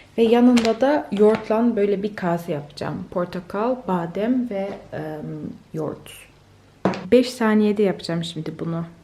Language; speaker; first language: Turkish; early bilingual, heritage; Turkish